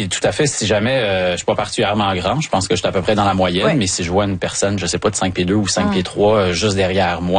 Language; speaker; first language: French; native; French